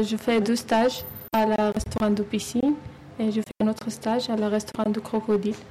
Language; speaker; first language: French; non-native, learner; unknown